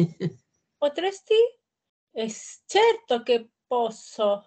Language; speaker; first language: Italian; non-native, learner; Spanish